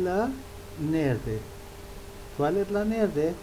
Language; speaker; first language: Turkish; non-native, learner; English